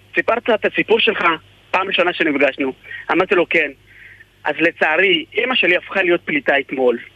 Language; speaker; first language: Hebrew; non-native, fluent; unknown